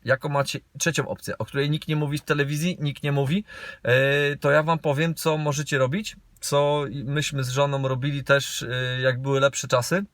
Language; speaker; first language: Polish; native; Polish